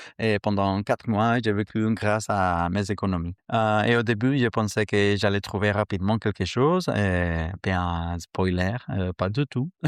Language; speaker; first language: French; non-native, fluent; Spanish